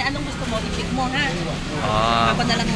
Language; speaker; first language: Filipino; non-native, learner; Chinese